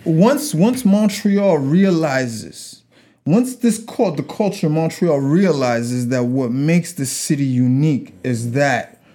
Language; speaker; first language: English; native; English